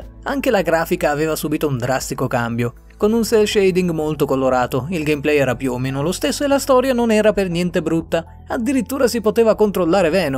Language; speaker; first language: Italian; native; Italian